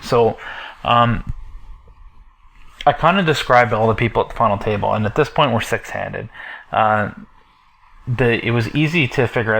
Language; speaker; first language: English; native; English